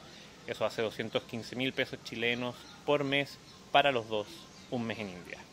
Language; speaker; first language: Spanish; native; Spanish